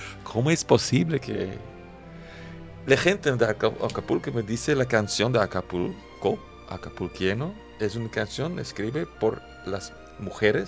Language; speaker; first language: Spanish; non-native, learner; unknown